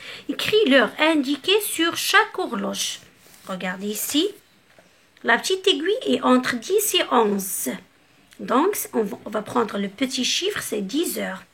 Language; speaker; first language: French; non-native, local second language; Arabic